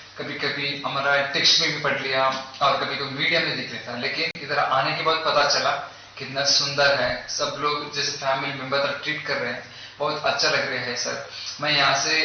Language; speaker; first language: Hindi; non-native, local second language; Kannada